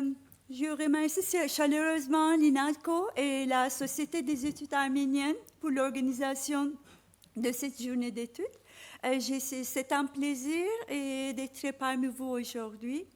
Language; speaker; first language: French; non-native, fluent; Turkish